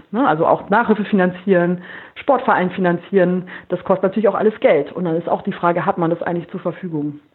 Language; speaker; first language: German; native; German